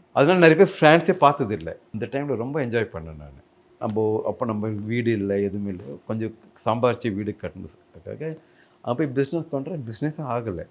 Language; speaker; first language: Tamil; native; Tamil